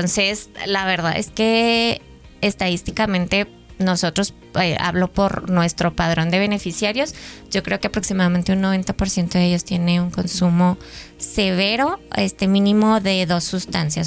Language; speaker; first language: Spanish; native; Spanish